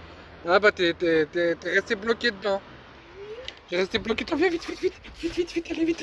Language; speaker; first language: French; native; French